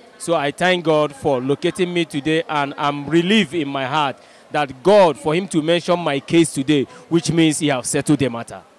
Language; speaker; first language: English; non-native, local second language; Igbo